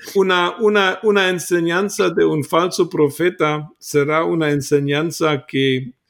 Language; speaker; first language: Spanish; non-native, fluent; German